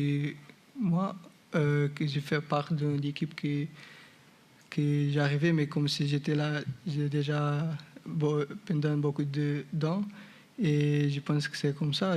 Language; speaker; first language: French; non-native, fluent; Portuguese